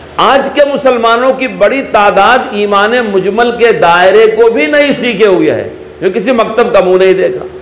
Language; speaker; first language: Urdu; native; Urdu